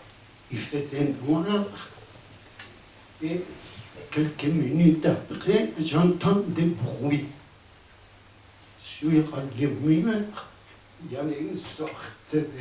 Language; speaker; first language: French; non-native, fluent; Spanish